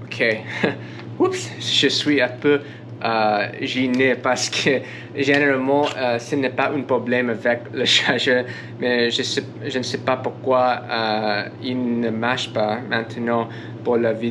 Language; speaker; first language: French; non-native, learner; English